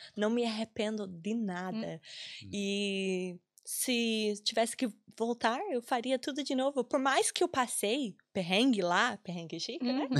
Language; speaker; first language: Portuguese; non-native, fluent; English